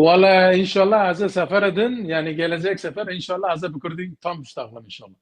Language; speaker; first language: Turkish; early bilingual, heritage; Kurdish